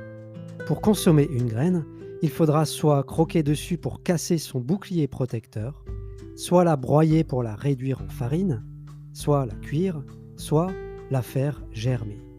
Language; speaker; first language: French; native; French